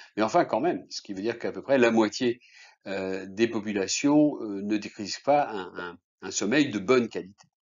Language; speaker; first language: French; native; French